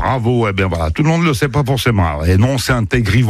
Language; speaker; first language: French; native; French